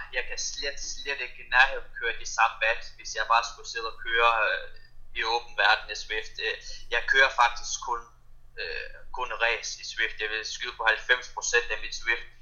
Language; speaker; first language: Danish; early bilingual, other home language; Russian